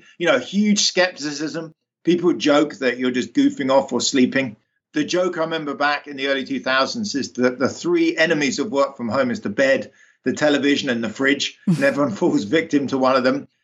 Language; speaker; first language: English; native; English